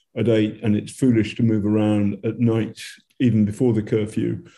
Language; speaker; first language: English; native; English